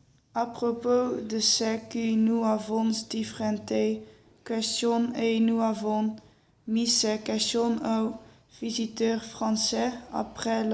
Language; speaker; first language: French; non-native, learner; Dutch